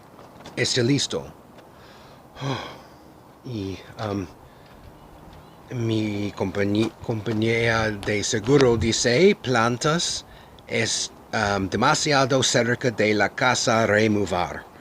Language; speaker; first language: Spanish; non-native, learner; English